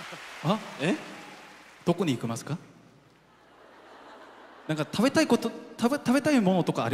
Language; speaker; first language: Japanese; non-native, fluent; Korean